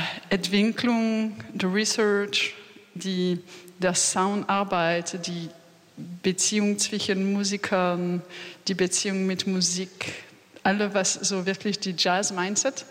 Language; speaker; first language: German; non-native, learner; French